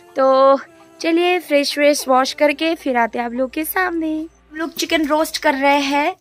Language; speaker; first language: Hindi; non-native, local second language; Nepali